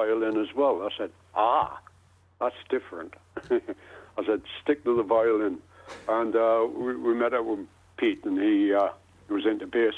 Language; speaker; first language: English; native; English